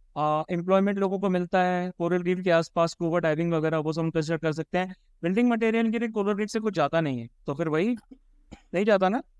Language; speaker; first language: Hindi; native; Hindi